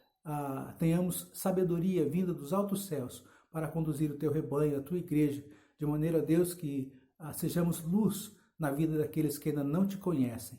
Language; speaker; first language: Portuguese; native; Portuguese